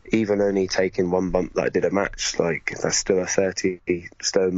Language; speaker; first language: English; native; English